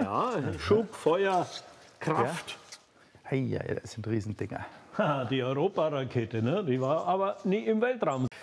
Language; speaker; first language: German; native; German